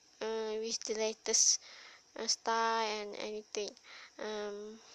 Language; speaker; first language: English; non-native, learner; Malay